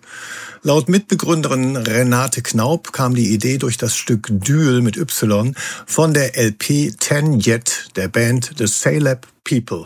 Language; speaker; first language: German; native; German